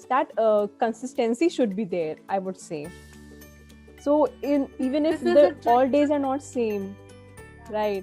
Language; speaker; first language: English; non-native, local second language; Hindi